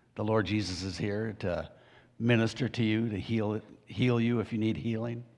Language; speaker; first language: English; native; English